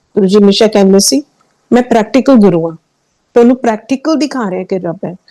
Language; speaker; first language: Hindi; early bilingual, heritage; Hindi